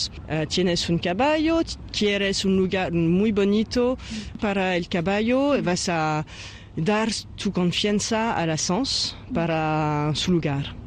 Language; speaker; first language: Spanish; non-native, fluent; French